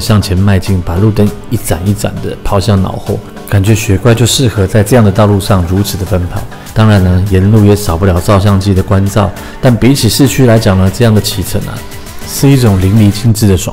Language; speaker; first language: Chinese; native; Chinese